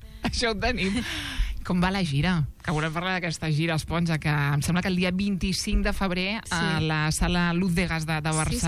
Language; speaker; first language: Catalan; native; Catalan